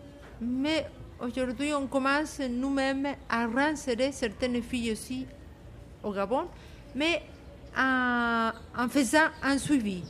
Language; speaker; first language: French; non-native, fluent; Spanish